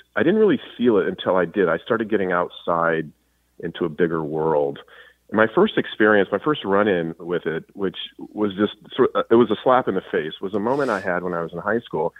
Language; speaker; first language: English; native; English